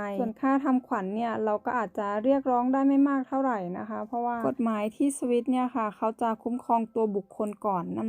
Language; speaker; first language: Thai; native; Thai